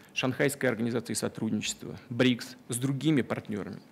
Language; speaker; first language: Russian; native; Russian